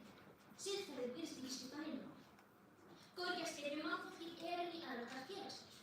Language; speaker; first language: Icelandic; native; Icelandic